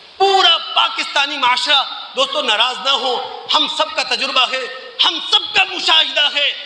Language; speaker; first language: Urdu; native; Urdu